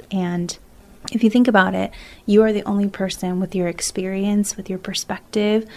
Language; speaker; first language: English; early bilingual, other home language; Chinese